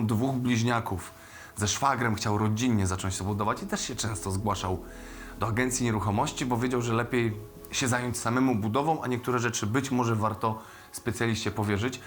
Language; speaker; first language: Polish; native; Polish